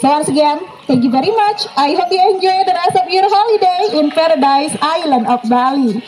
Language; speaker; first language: English; non-native, fluent; Indonesian